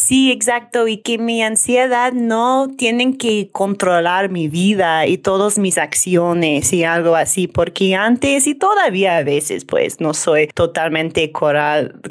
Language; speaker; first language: Spanish; non-native, learner; English